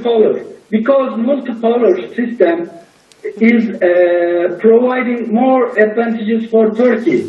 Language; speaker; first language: English; non-native, learner; Turkish